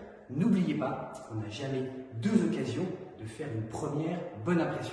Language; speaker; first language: French; native; French